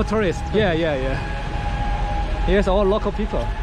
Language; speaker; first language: English; non-native, learner; Chinese